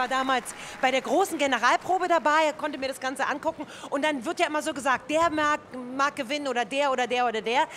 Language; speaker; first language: German; native; German